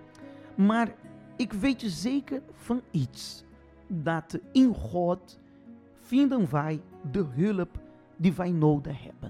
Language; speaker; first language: Dutch; non-native, fluent; Portuguese